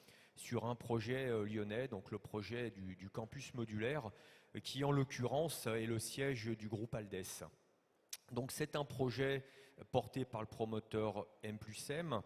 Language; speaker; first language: French; native; French